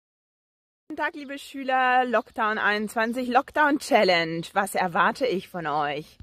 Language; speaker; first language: German; non-native, fluent; French